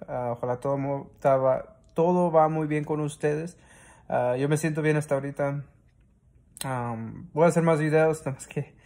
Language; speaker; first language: Spanish; early bilingual, heritage; Spanish